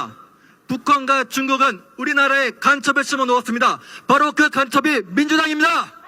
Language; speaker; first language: Korean; native; Korean